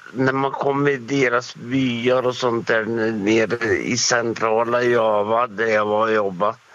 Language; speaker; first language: Swedish; native; Swedish